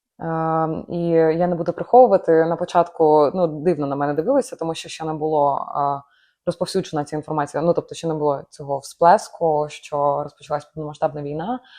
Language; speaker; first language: Ukrainian; non-native, fluent; Lithuanian